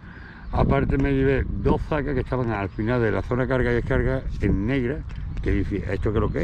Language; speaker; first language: Spanish; native; Spanish